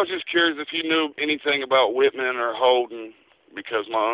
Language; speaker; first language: English; native; English